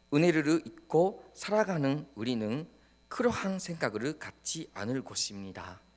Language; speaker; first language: Korean; non-native, fluent; Japanese